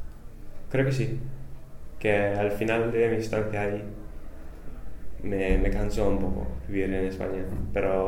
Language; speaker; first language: Spanish; non-native, fluent; English